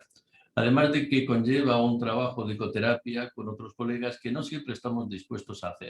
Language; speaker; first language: Spanish; native; Spanish